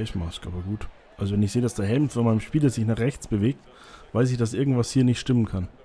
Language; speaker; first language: German; native; German